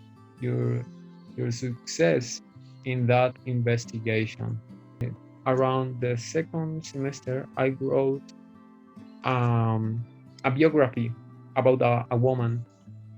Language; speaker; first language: English; non-native, fluent; Spanish